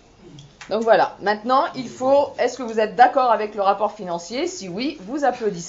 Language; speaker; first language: French; native; French